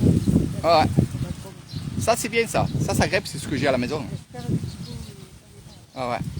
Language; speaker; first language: French; native; French